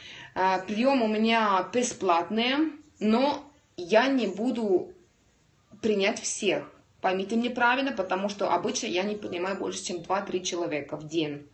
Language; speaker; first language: Russian; non-native, learner; Estonian